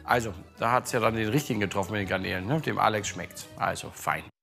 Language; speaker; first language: German; native; German